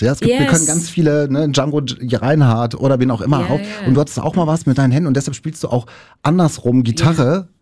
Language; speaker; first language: German; native; German